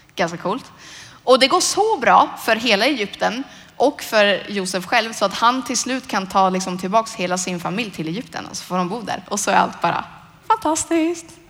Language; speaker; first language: Swedish; native; Swedish